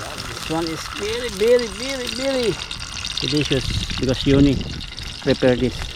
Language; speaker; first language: English; non-native, local second language; Filipino